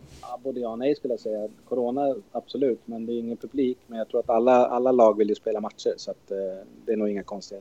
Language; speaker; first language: Swedish; native; Swedish